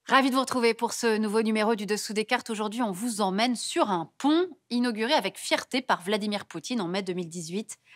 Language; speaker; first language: French; native; French